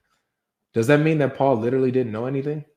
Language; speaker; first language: English; native; English